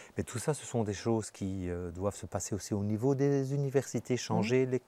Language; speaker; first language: French; native; French